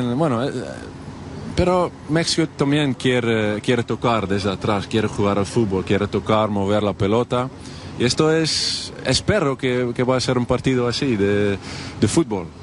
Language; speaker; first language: Spanish; non-native, fluent; Dutch